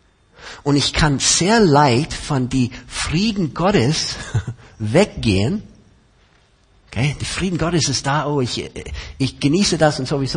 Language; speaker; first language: German; non-native, fluent; English